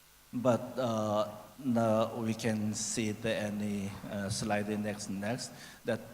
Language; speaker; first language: English; non-native, learner; Korean